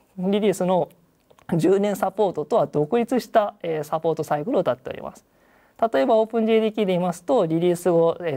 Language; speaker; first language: Japanese; native; Japanese